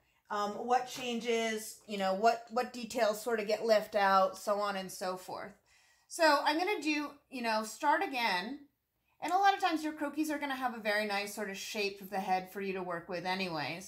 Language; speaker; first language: English; native; English